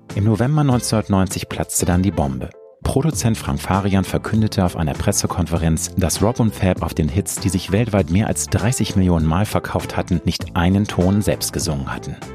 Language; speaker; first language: German; native; German